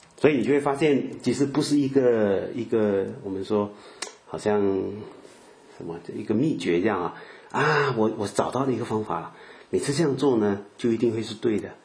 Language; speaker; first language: Chinese; native; Chinese